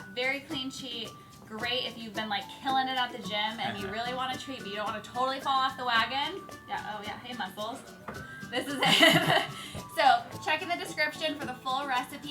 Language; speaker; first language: English; native; English